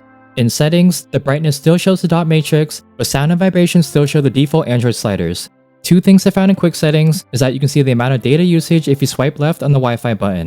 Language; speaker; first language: English; native; English